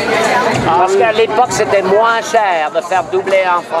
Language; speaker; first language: French; non-native, local second language; English